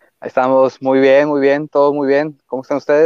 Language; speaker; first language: Spanish; native; Spanish